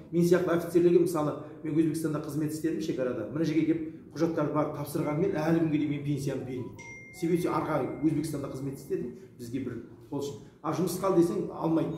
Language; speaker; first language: Kazakh; early bilingual, heritage; Kazakh